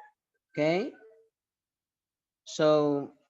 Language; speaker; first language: English; non-native, fluent; Indonesian